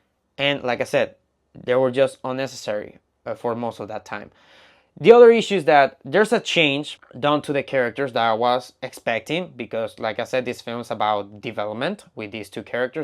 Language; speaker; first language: English; non-native, fluent; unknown